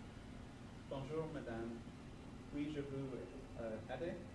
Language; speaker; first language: French; non-native, learner; English